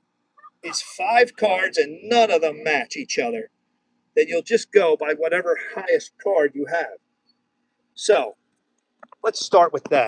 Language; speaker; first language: English; native; English